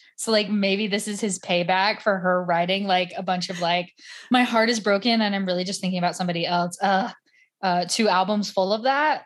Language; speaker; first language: English; native; English